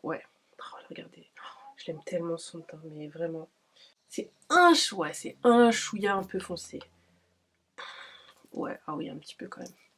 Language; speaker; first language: French; native; French